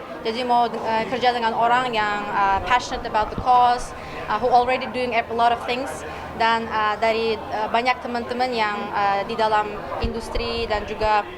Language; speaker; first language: Indonesian; non-native, learner; Uyghur